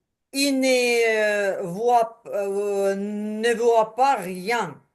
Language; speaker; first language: French; non-native, learner; Ukrainian